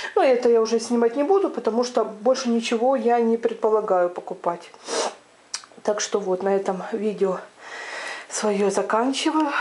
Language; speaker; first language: Russian; non-native, local second language; Ukrainian